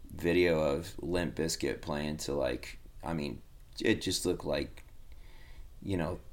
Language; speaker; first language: English; native; English